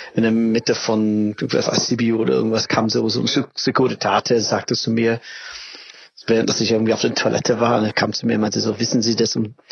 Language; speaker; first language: German; non-native, fluent; English